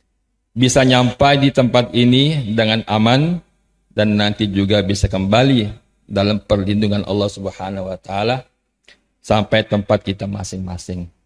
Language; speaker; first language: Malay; non-native, fluent; Javanese